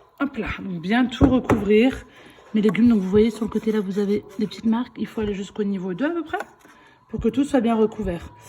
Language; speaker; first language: French; early bilingual, other home language; Arabic